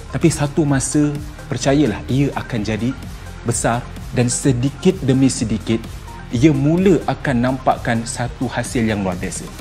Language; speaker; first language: Malay; native; Malay